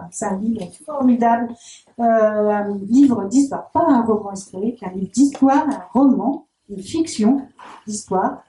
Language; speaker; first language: French; native; French